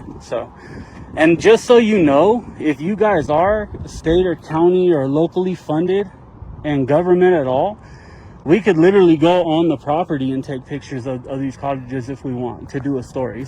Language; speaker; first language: English; native; English